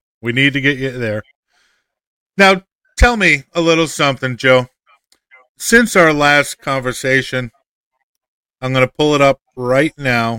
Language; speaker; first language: English; native; English